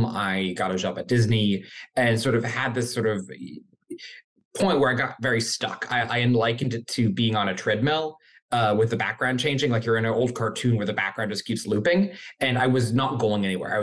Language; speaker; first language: English; native; English